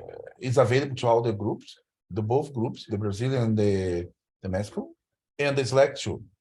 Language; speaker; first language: English; non-native, learner; Portuguese